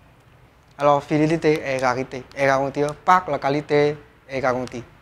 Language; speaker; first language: French; non-native, learner; Vietnamese